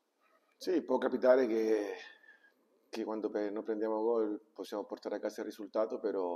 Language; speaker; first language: Italian; non-native, fluent; Spanish